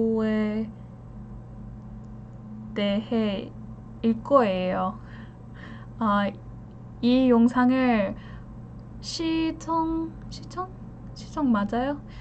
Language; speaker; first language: Korean; non-native, learner; English